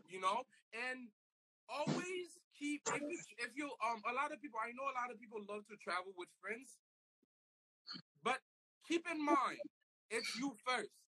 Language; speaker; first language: English; non-native, fluent; Haitian Creole